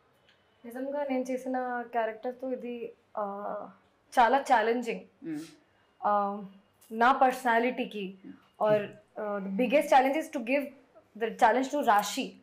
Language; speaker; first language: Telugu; non-native, local second language; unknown